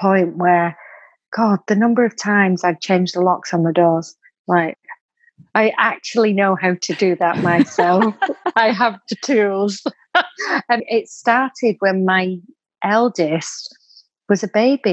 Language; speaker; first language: English; native; English